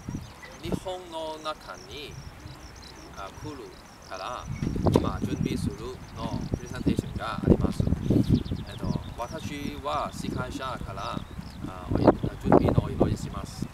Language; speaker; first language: Japanese; non-native, learner; Chinese